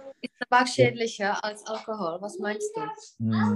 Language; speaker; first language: German; non-native, fluent; Czech